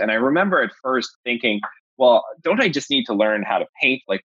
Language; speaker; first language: English; native; English